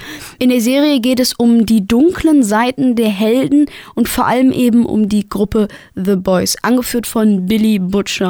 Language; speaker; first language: German; native; German